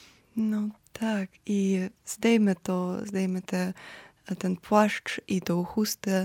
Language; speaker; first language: Polish; non-native, fluent; Ukrainian